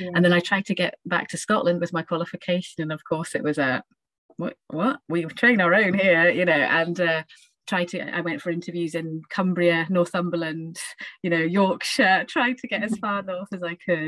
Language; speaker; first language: English; native; English